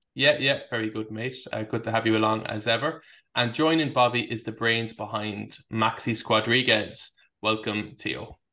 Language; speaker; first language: English; native; English